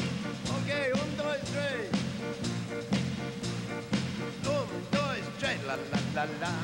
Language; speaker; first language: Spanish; non-native, learner; English